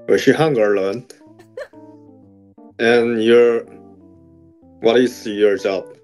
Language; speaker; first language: English; non-native, learner; Korean